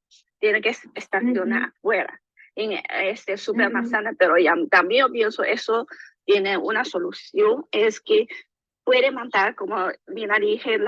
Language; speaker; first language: Spanish; non-native, learner; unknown